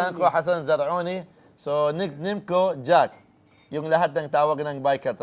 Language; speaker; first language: Filipino; non-native, learner; Arabic